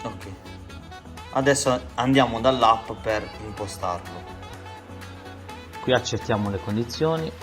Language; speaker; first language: Italian; native; Italian